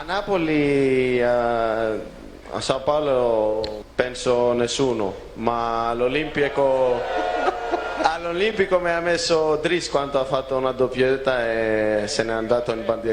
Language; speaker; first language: Italian; non-native, fluent; Greek